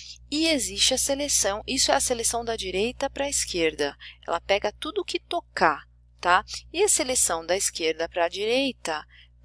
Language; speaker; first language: Portuguese; native; Portuguese